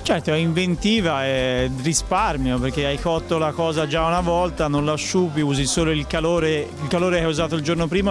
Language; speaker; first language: Italian; native; Italian